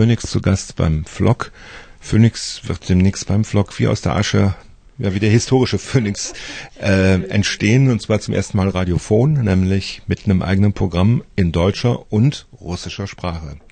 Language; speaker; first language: German; native; German